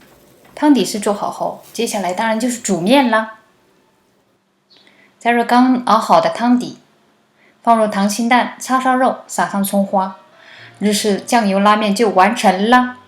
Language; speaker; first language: Chinese; native; Chinese